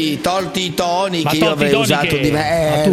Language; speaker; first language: Italian; native; Italian